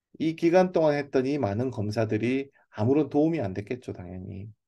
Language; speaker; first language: Korean; native; Korean